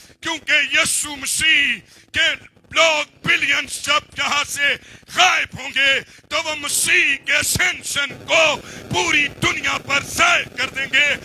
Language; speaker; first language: Urdu; non-native, local second language; Punjabi